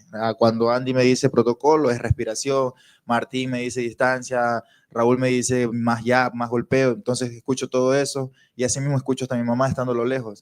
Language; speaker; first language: Spanish; native; Spanish